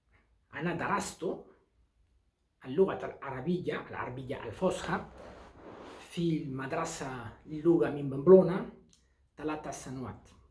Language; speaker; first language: Arabic; non-native, learner; Basque